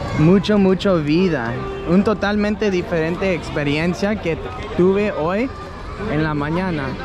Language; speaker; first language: Spanish; non-native, fluent; English